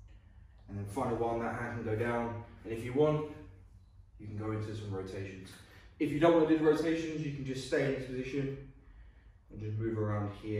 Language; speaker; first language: English; native; English